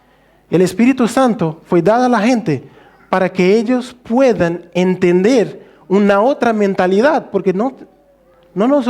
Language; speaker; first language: Spanish; non-native, fluent; Portuguese